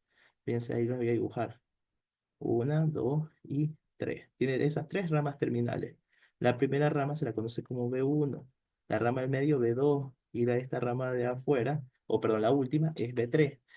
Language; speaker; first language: Spanish; native; Spanish